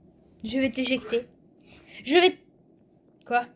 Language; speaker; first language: French; native; French